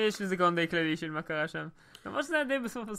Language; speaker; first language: Hebrew; native; Hebrew